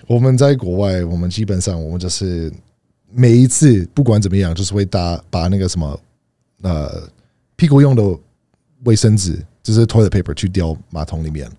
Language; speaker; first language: Chinese; non-native, fluent; English